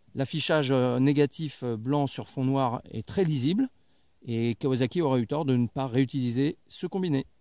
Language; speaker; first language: French; native; French